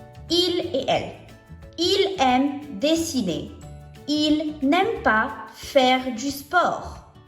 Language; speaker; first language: French; non-native, fluent; English